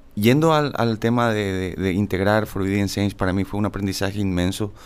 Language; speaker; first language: Spanish; native; Spanish